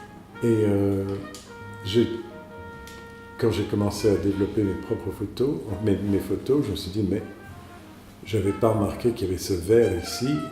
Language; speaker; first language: French; non-native, fluent; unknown